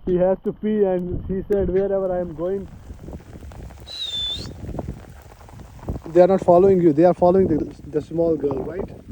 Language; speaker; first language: English; non-native, fluent; Hindi